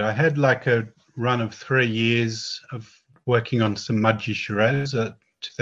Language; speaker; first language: English; native; English